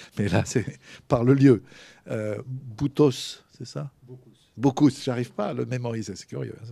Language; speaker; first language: French; native; French